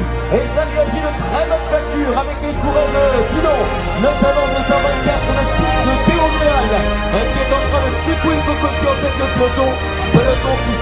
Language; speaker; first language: French; native; French